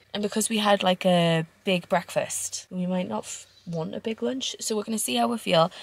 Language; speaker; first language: English; native; English